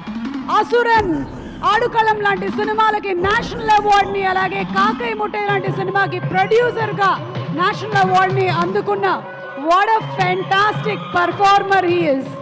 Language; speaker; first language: Telugu; native; Telugu